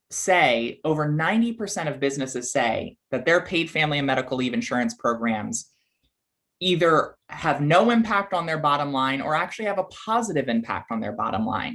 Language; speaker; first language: English; native; English